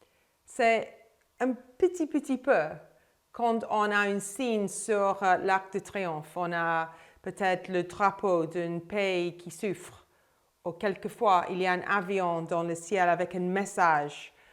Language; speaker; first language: French; non-native, fluent; English